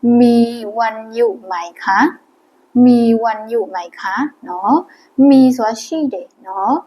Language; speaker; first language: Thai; non-native, fluent; Burmese